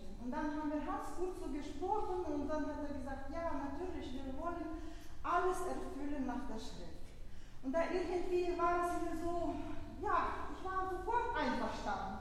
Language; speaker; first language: German; non-native, fluent; Russian